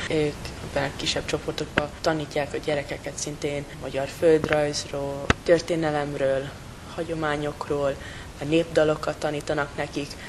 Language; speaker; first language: Hungarian; early bilingual, heritage; English